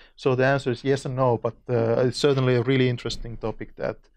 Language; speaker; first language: English; non-native, fluent; Finnish